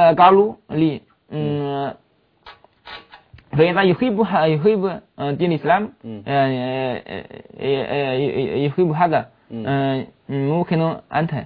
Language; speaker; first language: Arabic; non-native, learner; Chinese